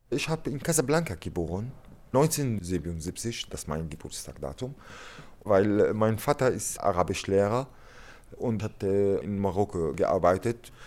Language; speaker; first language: German; non-native, learner; Arabic